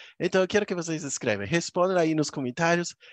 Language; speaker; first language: Portuguese; non-native, fluent; English